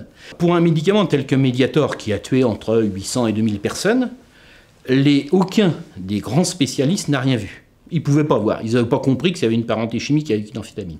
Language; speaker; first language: French; native; French